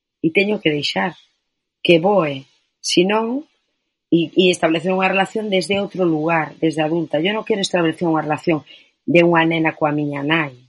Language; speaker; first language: Galician; non-native, local second language; Spanish